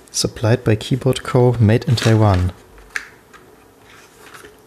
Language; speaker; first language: German; native; German